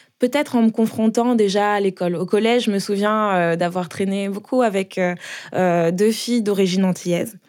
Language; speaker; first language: French; native; French